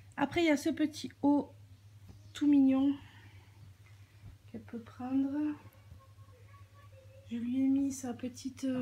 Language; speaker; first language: French; native; French